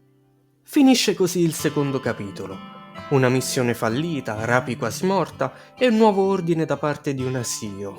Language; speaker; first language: Italian; native; Italian